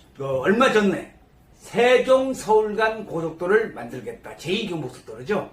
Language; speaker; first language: Korean; native; Korean